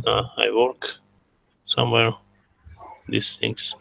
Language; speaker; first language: English; non-native, learner; Russian